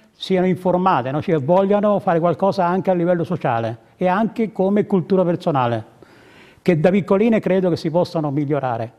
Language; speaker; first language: Italian; native; Italian